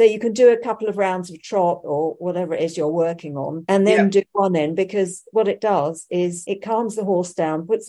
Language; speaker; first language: English; native; English